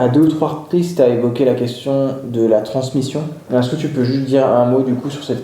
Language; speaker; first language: French; native; French